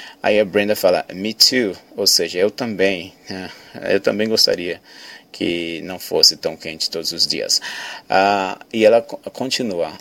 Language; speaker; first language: Portuguese; native; Portuguese